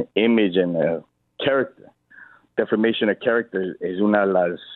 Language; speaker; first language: Spanish; early bilingual, heritage; Spanish